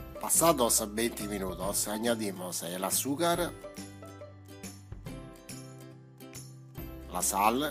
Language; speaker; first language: Spanish; non-native, fluent; Italian